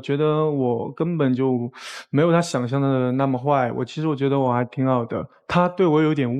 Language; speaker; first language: Chinese; native; Chinese